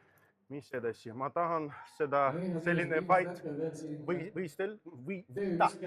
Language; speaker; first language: Estonian; non-native, local second language; Russian